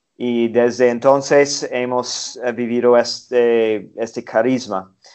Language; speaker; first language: Spanish; non-native, fluent; English